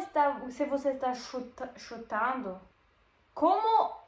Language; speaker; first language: Portuguese; non-native, learner; German